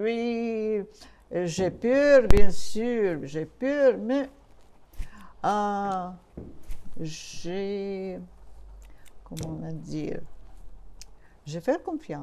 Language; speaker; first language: French; non-native, learner; Russian